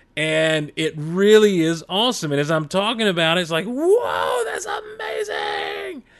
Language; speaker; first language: English; native; English